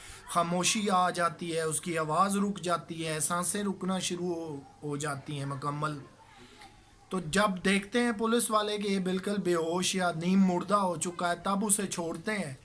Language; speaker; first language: Urdu; native; Urdu